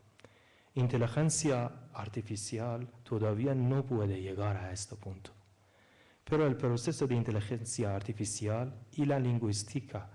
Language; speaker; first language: Spanish; non-native, fluent; Persian